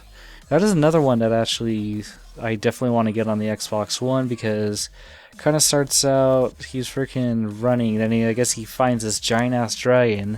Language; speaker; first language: English; native; English